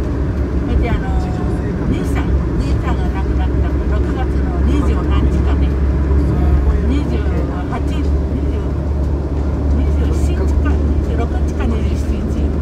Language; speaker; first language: Japanese; native; Japanese